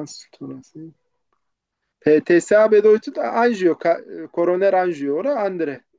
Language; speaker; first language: German; non-native, learner; Turkish